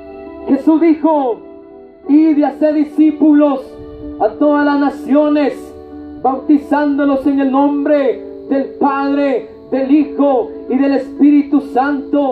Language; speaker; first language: Spanish; native; Spanish